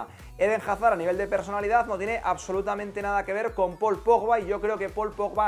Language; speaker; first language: Spanish; native; Spanish